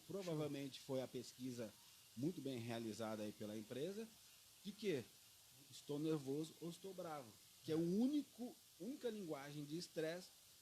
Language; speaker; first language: Portuguese; native; Portuguese